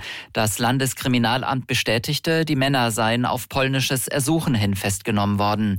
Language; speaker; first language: German; native; German